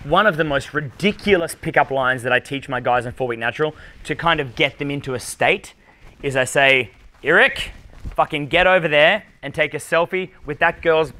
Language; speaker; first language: English; native; English